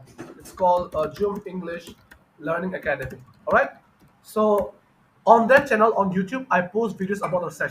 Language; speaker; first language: English; non-native, fluent; Bangla